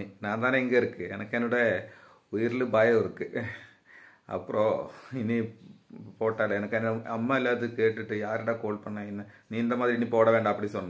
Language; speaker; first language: Tamil; non-native, learner; Malayalam